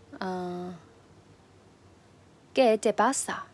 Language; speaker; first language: Spanish; non-native, learner; Chinese